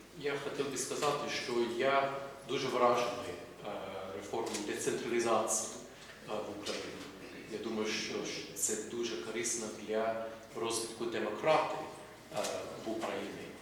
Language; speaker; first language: Ukrainian; non-native, fluent; English